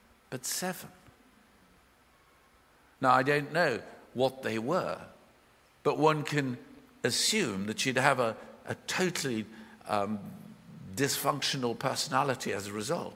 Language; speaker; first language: English; native; English